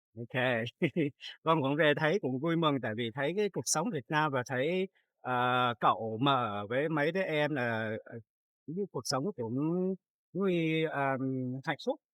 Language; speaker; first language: Vietnamese; early bilingual, heritage; Vietnamese